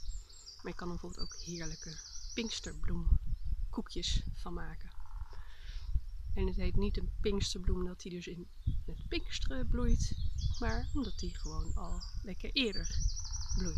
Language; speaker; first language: Dutch; native; Dutch